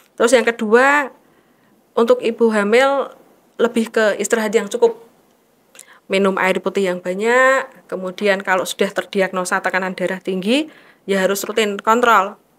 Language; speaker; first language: Indonesian; native; Indonesian